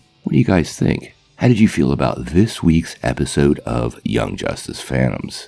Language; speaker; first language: English; native; English